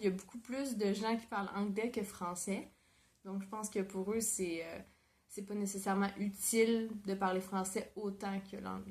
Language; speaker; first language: French; native; French